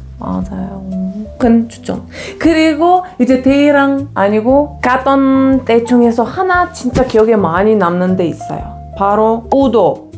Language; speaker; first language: Korean; non-native, fluent; Bulgarian